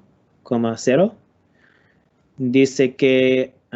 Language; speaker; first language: Spanish; non-native, learner; English